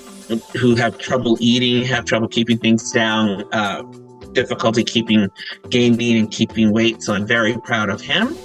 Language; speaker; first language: English; native; English